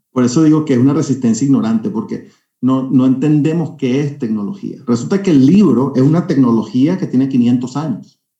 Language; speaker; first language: Spanish; native; Spanish